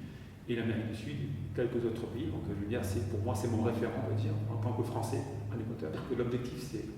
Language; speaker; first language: French; native; French